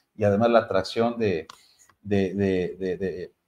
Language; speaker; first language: Spanish; native; Spanish